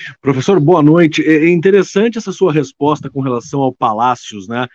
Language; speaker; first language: Portuguese; native; Portuguese